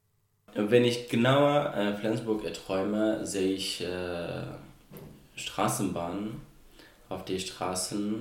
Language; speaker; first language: German; non-native, fluent; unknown